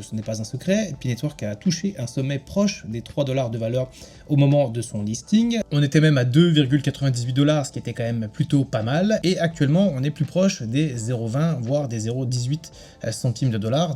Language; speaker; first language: French; native; French